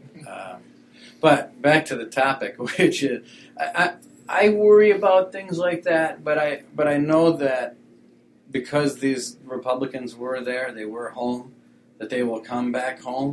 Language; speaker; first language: English; native; English